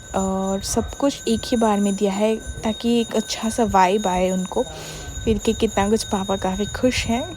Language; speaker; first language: Hindi; non-native, local second language; Bangla